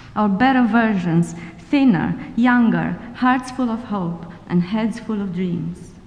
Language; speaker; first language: English; non-native, fluent; Romanian